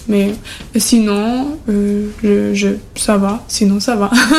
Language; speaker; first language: French; non-native, fluent; German